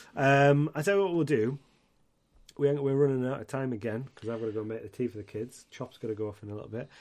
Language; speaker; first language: English; native; English